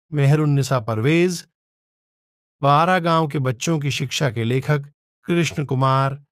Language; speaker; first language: Hindi; native; Hindi